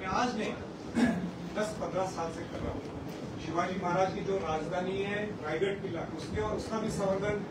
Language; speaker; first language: Hindi; non-native, local second language; Marathi